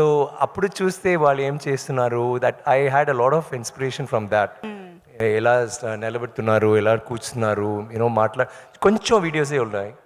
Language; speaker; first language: Telugu; non-native, learner; Tamil